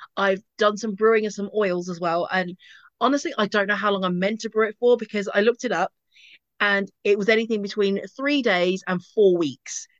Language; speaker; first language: English; native; English